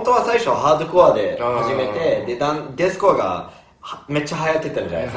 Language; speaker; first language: Japanese; non-native, fluent; English